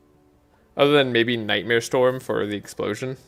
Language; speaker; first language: English; native; English